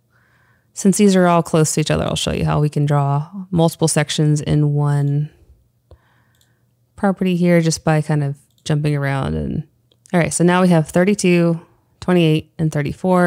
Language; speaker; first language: English; native; English